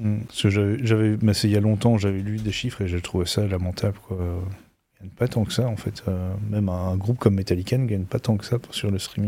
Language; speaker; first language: French; native; French